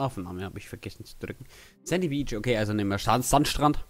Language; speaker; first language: German; native; German